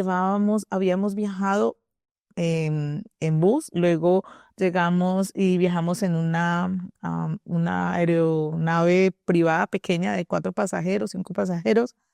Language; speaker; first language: Spanish; native; Spanish